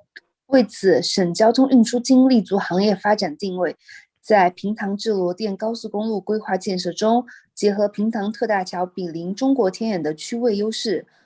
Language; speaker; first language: Chinese; native; Chinese